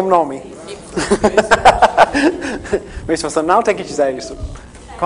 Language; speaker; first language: Portuguese; non-native, fluent; English